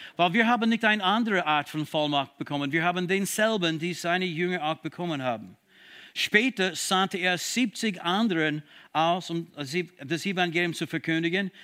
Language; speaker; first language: German; non-native, fluent; English